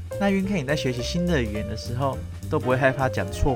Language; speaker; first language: Chinese; native; Chinese